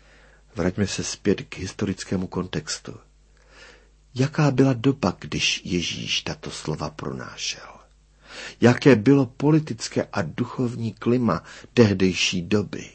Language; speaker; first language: Czech; native; Czech